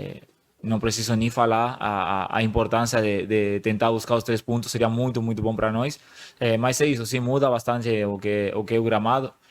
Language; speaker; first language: Portuguese; non-native, fluent; Spanish